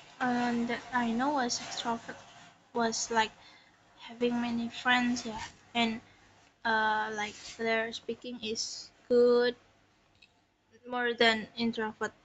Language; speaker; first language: English; non-native, learner; Indonesian